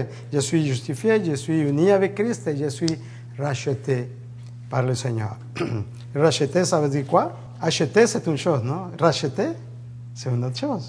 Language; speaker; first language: French; native; French